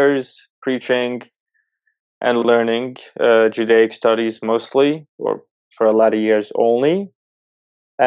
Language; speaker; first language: English; early bilingual, other home language; Yiddish